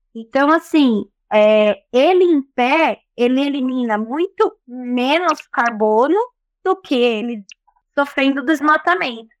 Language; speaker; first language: Portuguese; native; Portuguese